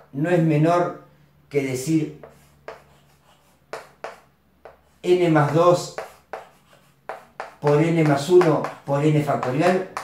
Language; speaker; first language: Spanish; native; Spanish